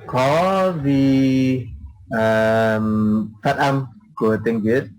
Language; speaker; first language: Vietnamese; non-native, learner; English